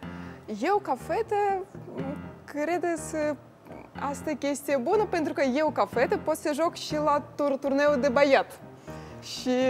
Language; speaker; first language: Romanian; non-native, learner; Russian